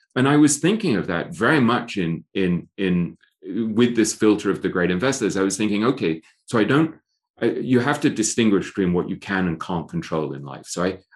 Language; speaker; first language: English; native; English